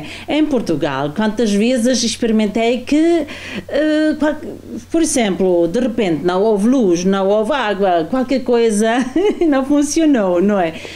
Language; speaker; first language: Portuguese; non-native, fluent; German